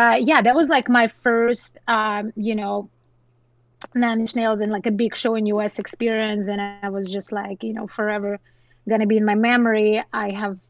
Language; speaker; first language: English; non-native, fluent; Russian